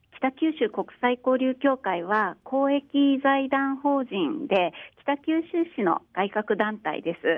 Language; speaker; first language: Japanese; native; Japanese